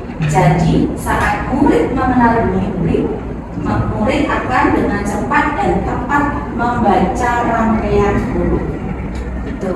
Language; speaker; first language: Indonesian; native; Indonesian